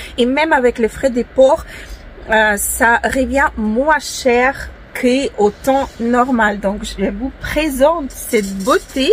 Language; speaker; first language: French; non-native, fluent; Ukrainian